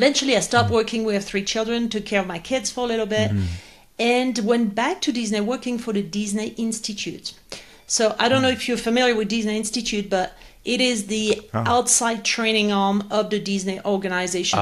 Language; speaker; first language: English; non-native, fluent; French